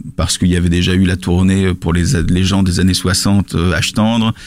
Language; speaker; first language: French; native; French